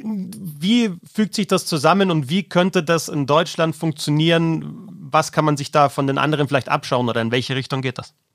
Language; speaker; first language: German; native; German